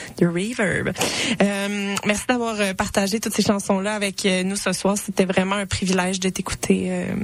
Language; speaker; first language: French; native; French